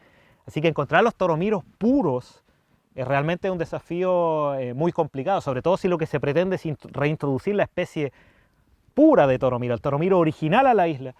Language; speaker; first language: Spanish; native; Spanish